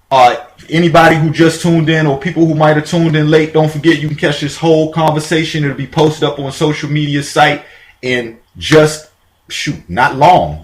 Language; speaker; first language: English; native; English